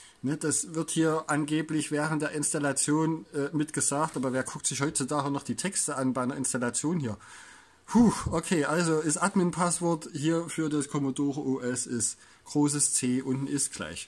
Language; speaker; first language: German; native; German